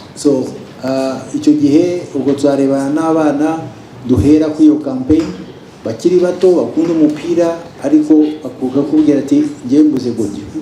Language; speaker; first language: Kinyarwanda; native; Kinyarwanda